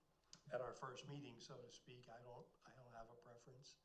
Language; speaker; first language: English; native; English